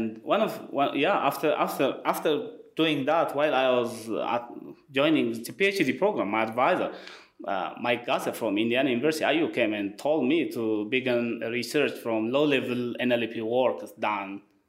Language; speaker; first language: English; non-native, fluent; Wolaytta